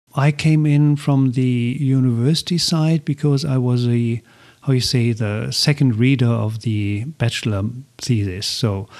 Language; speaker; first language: English; non-native, fluent; German